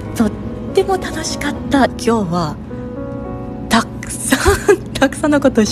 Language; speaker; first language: Japanese; non-native, learner; English